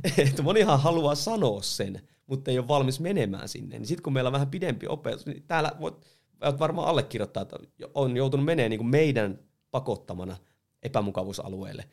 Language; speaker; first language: Finnish; native; Finnish